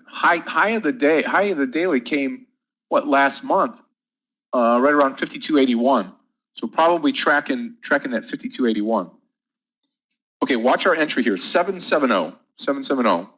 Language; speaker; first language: English; native; English